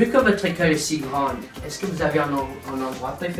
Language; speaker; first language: French; non-native, learner; English